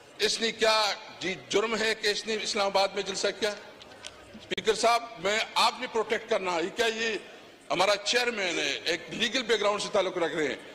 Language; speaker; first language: Urdu; non-native, local second language; Pashto